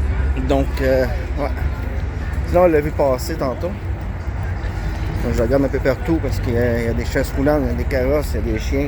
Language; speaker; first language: French; native; French